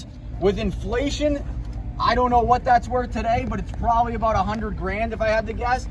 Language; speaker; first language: English; native; English